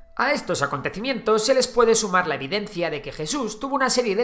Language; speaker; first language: Spanish; native; Spanish